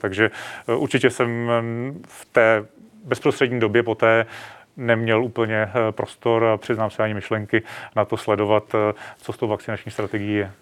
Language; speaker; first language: Czech; native; Czech